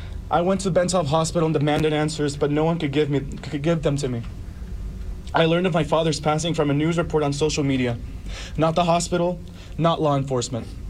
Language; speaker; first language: English; early bilingual, other home language; Spanish